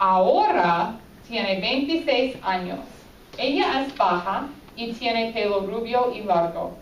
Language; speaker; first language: Spanish; non-native, fluent; English